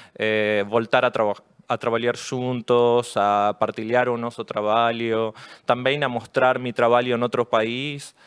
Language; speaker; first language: Portuguese; non-native, learner; Spanish